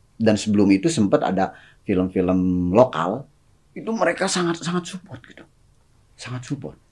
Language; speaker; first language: Indonesian; non-native, local second language; Sundanese